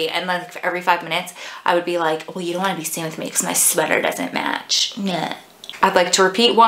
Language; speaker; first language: English; native; English